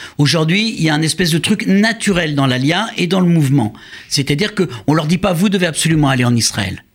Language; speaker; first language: French; native; French